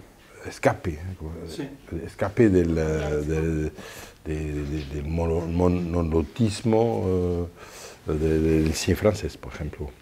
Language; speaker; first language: Spanish; non-native, fluent; French